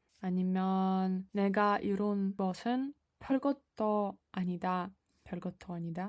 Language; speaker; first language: Korean; non-native, fluent; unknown